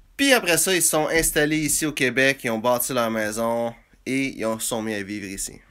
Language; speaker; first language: French; native; French